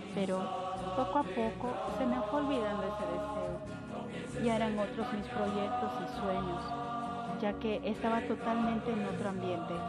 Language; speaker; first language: Spanish; non-native, local second language; Kʼicheʼ